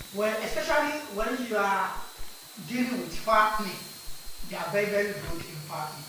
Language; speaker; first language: English; non-native, local second language; Yoruba